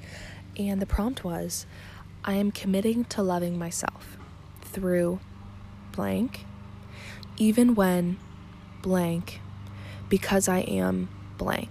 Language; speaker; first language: English; native; English